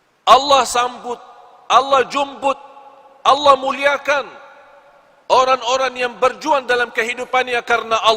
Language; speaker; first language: Indonesian; non-native, fluent; Arabic